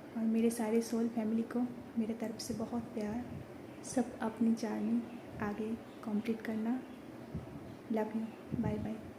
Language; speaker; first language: Hindi; non-native, local second language; Bangla